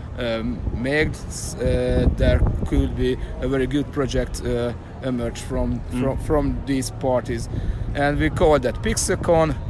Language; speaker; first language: English; non-native, learner; Hungarian